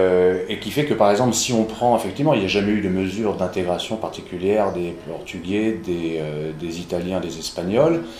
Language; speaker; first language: French; native; French